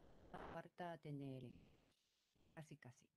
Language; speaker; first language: Spanish; non-native, fluent; Japanese